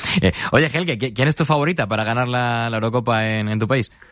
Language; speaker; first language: Spanish; native; Spanish